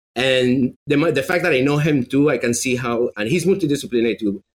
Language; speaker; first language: English; non-native, fluent; Spanish